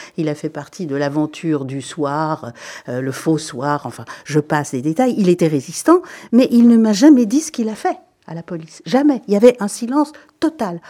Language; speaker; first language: French; native; French